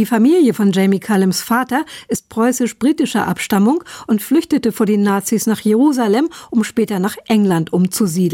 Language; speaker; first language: German; native; German